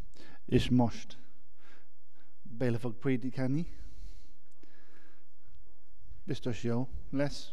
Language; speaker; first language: Hungarian; non-native, learner; English